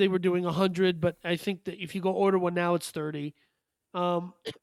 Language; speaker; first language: English; native; English